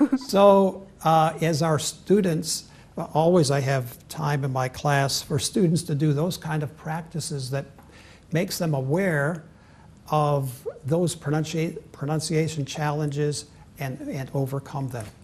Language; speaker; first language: English; native; English